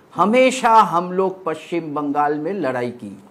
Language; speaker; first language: Hindi; non-native, local second language; Bangla